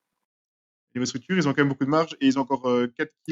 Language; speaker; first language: French; native; French